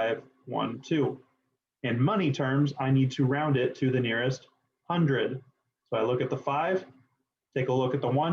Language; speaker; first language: English; native; English